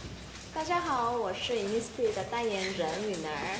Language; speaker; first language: Chinese; non-native, learner; Korean